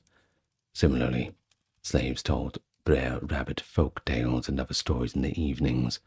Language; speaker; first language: English; native; English